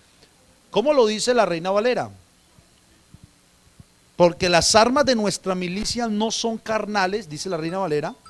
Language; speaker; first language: Spanish; native; Spanish